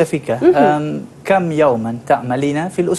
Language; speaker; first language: Arabic; non-native, fluent; Malay